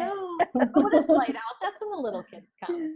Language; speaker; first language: English; native; English